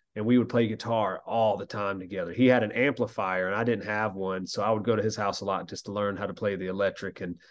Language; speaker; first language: English; native; English